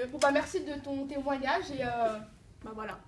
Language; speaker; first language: French; native; French